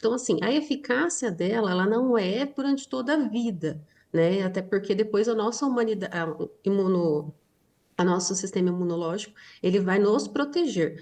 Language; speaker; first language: Portuguese; native; Portuguese